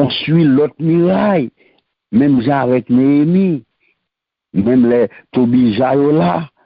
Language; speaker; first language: French; non-native, local second language; Haitian Creole